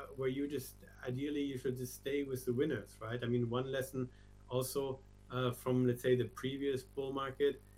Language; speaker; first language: English; non-native, fluent; German